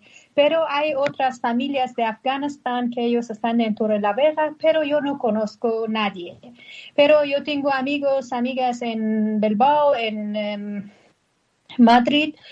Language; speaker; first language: Spanish; non-native, learner; Persian